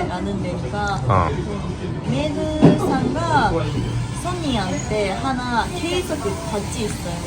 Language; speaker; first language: Korean; non-native, learner; Japanese